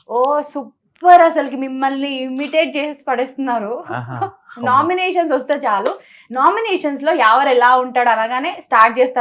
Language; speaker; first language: Telugu; native; Telugu